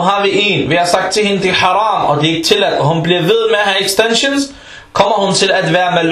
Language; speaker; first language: Danish; early bilingual, other home language; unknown